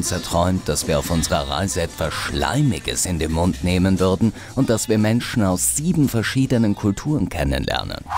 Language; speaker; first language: German; native; German